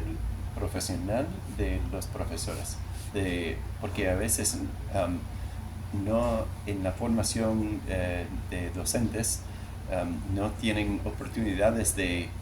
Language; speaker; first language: Spanish; non-native, learner; English